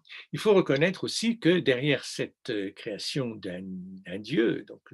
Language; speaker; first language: French; native; French